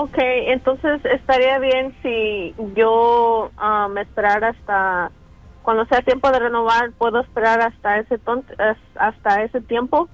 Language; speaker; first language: Spanish; early bilingual, other home language; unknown